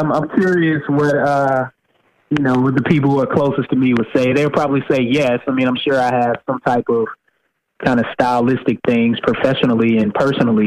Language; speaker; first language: English; native; English